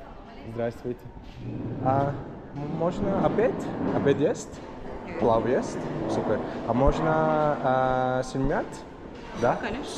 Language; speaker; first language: Russian; non-native, learner; Azerbaijani